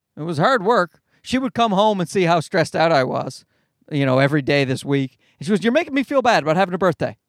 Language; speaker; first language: English; native; English